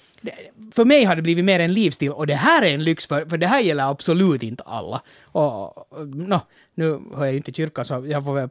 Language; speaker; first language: Swedish; native; Swedish